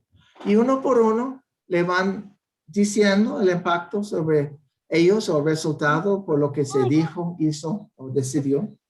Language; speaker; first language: Spanish; non-native, fluent; English